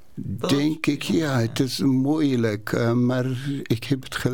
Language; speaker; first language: Dutch; non-native, learner; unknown